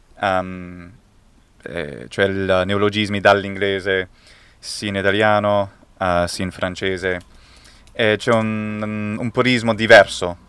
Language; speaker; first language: Italian; non-native, fluent; English